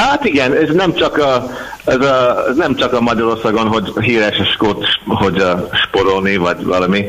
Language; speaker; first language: Hungarian; non-native, learner; English